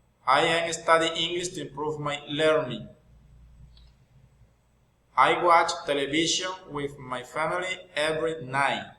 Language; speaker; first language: English; non-native, learner; Spanish